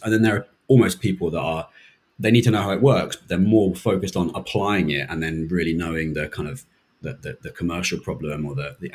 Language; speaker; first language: English; native; English